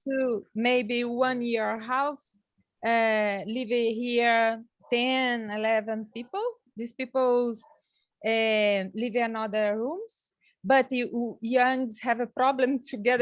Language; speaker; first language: English; non-native, learner; Portuguese